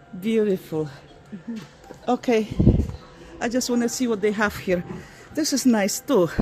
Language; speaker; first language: English; non-native, fluent; Polish